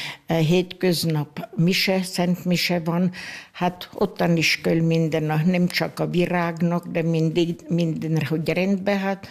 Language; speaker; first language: Hungarian; non-native, local second language; German